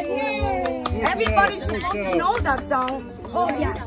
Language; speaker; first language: English; non-native, fluent; Vietnamese